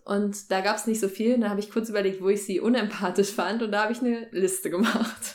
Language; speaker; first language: German; native; German